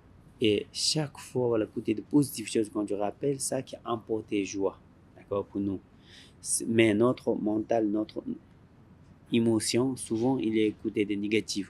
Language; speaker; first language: French; non-native, learner; Tibetan